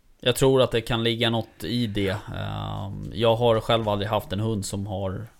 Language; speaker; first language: Swedish; native; Swedish